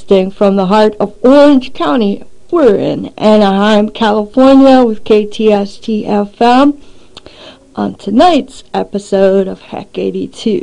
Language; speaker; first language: English; native; English